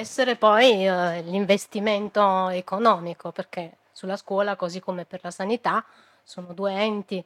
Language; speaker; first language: Italian; native; Italian